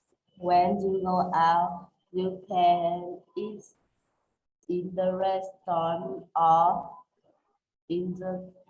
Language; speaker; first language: English; non-native, learner; Vietnamese